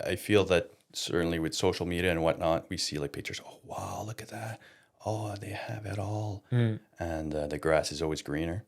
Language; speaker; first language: English; non-native, local second language; French